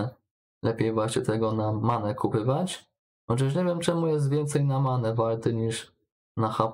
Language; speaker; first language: Polish; native; Polish